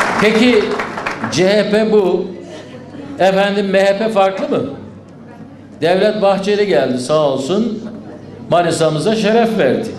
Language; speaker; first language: Turkish; native; Turkish